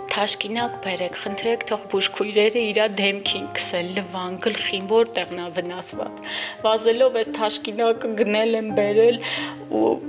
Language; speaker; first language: Armenian; native; Armenian